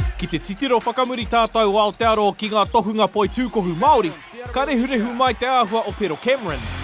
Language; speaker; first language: Māori; non-native, local second language; English